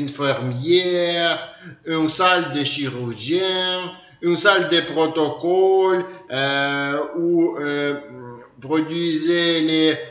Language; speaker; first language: French; non-native, learner; Ukrainian